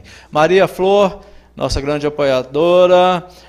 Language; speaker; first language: Portuguese; native; Portuguese